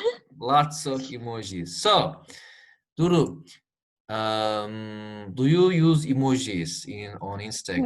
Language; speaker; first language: English; non-native, fluent; Turkish